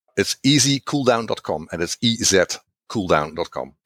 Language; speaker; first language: English; non-native, fluent; Dutch